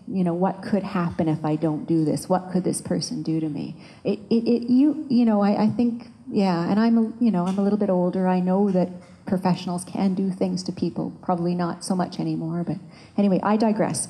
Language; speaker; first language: English; early bilingual, other home language; French